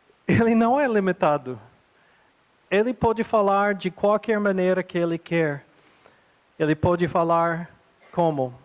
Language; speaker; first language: Portuguese; non-native, fluent; English